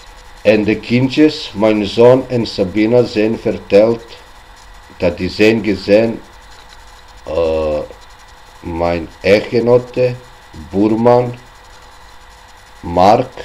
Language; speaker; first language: Dutch; non-native, local second language; Albanian